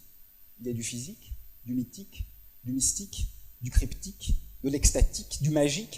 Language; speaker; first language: French; native; French